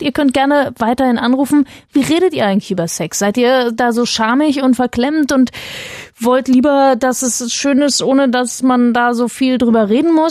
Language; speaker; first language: German; native; German